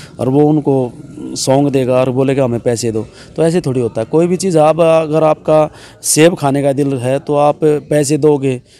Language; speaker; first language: Hindi; native; Hindi